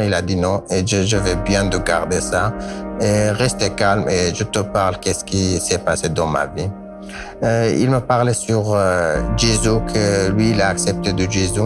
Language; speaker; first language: French; non-native, learner; Kurdish